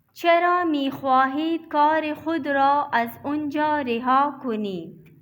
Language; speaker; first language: Persian; non-native, fluent; Urdu